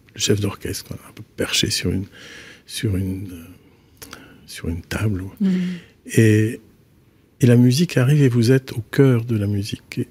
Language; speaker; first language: French; native; French